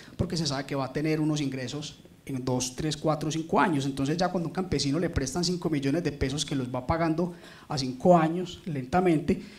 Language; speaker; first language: Spanish; native; Spanish